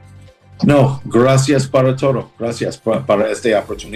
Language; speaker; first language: Spanish; non-native, learner; English